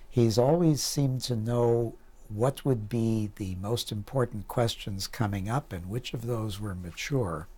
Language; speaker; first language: English; native; English